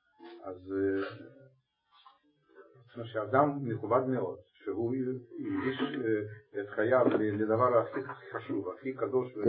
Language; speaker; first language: Hebrew; non-native, fluent; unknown